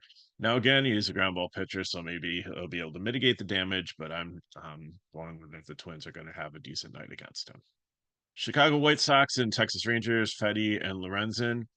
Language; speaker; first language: English; native; English